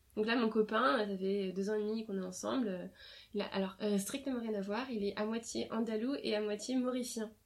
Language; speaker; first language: French; native; French